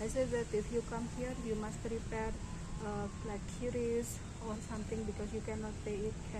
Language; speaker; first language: English; non-native, fluent; Indonesian